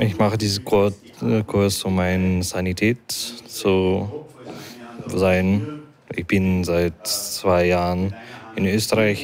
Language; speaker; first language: German; non-native, learner; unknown